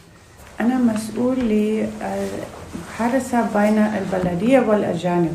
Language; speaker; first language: Arabic; non-native, learner; Russian